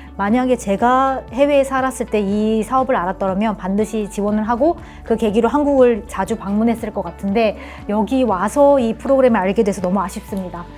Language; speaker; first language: Korean; early bilingual, heritage; Korean